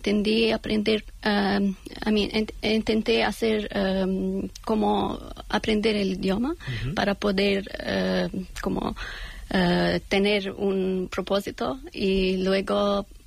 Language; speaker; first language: Spanish; non-native, learner; Persian